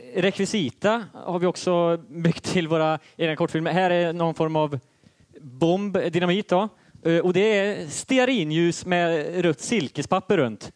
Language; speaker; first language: Swedish; native; Swedish